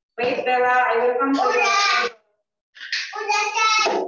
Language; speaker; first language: English; non-native, learner; Indonesian